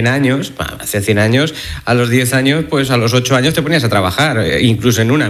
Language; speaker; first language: Spanish; native; Spanish